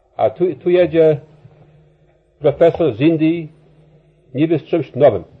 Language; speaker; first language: Polish; early bilingual, heritage; Polish